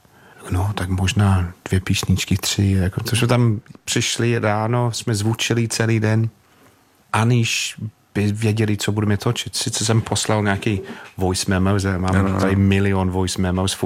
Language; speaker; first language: Czech; non-native, fluent; English